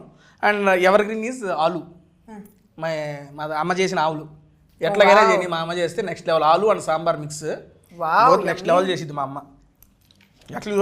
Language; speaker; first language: Telugu; native; Telugu